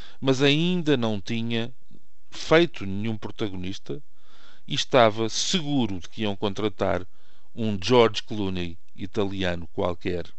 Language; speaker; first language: Portuguese; native; Portuguese